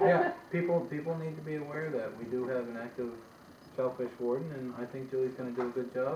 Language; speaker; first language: English; native; English